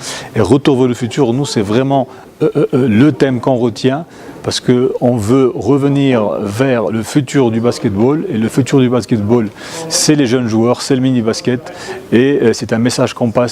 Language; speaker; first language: French; non-native, local second language; Arabic